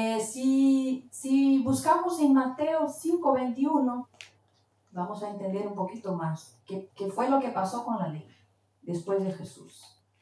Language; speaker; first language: Spanish; non-native, fluent; Portuguese